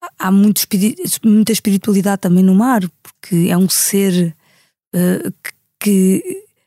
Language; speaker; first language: Portuguese; native; Portuguese